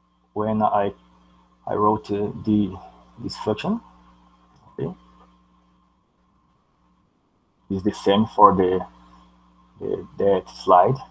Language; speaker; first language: English; non-native, learner; Portuguese